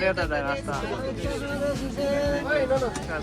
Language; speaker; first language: Japanese; non-native, learner; Nepali